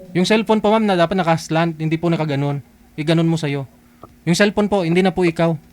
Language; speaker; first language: Filipino; native; Filipino